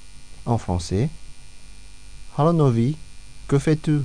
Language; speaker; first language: French; non-native, fluent; Indonesian